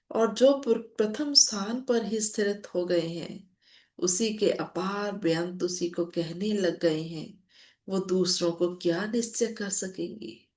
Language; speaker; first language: Hindi; non-native, local second language; Punjabi